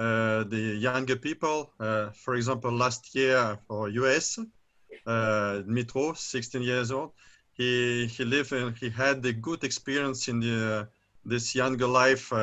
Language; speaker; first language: English; non-native, learner; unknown